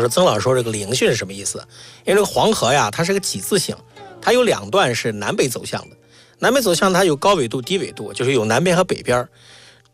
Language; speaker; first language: Chinese; native; Chinese